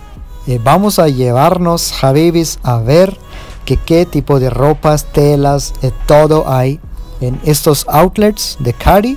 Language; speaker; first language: Spanish; non-native, fluent; Urdu